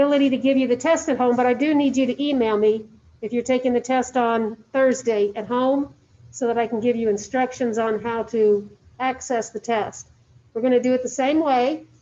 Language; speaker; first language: English; native; English